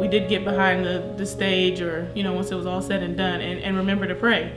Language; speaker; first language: English; native; English